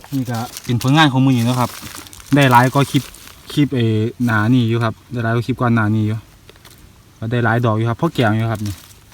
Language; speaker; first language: Thai; native; Thai